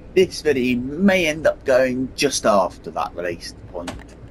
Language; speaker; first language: English; native; English